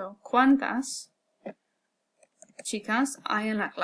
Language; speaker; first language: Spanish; non-native, fluent; English